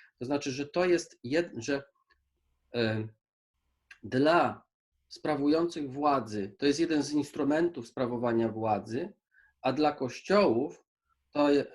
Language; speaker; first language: Polish; native; Polish